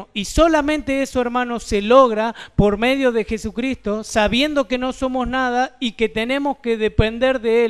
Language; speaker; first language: Spanish; native; Spanish